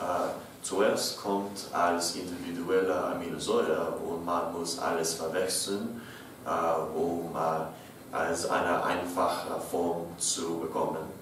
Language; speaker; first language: German; non-native, learner; English